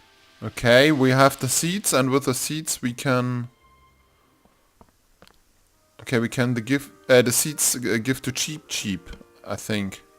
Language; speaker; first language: English; non-native, learner; German